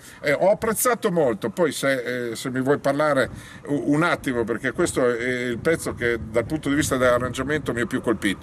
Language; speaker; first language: Italian; native; Italian